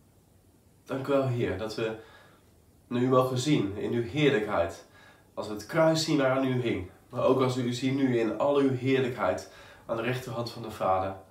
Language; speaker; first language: Dutch; native; Dutch